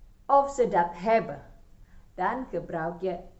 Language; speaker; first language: Dutch; non-native, fluent; Indonesian